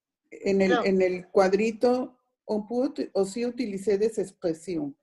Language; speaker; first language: French; non-native, fluent; Spanish